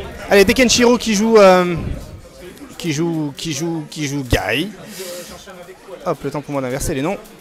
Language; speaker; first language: French; native; French